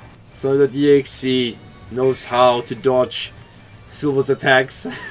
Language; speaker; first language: English; non-native, fluent; German